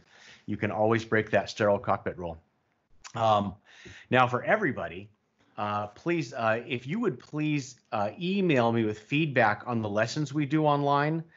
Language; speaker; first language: English; native; English